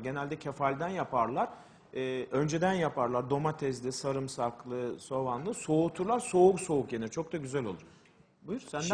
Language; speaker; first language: Turkish; native; Turkish